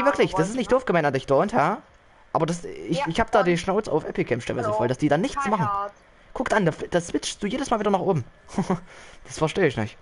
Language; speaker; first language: German; native; German